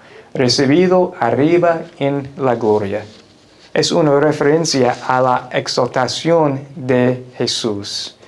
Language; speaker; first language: Spanish; non-native, fluent; English